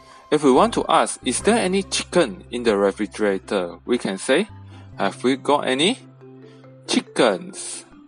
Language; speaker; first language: English; non-native, local second language; Chinese